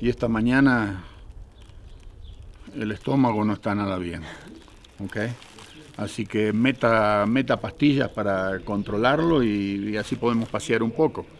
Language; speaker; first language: Spanish; native; Spanish